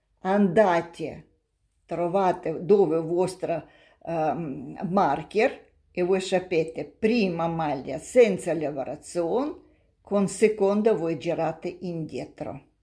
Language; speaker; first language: Italian; non-native, learner; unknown